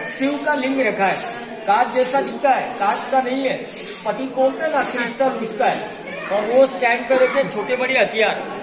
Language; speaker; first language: Hindi; non-native, local second language; Marathi